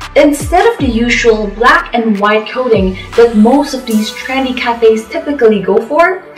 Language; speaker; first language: English; non-native, local second language; Filipino